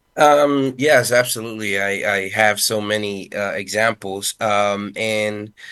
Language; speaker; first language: English; non-native, fluent; Spanish